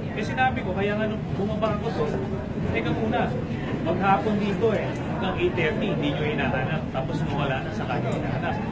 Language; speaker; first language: Filipino; native; Filipino